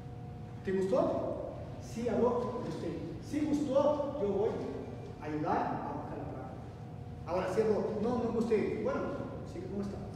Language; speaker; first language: Spanish; non-native, learner; Portuguese